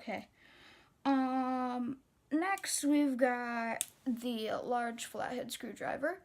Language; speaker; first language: English; native; English